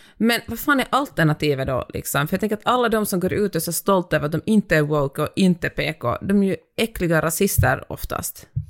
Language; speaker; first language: Swedish; native; Swedish